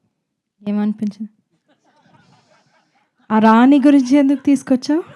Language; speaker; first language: Telugu; non-native, fluent; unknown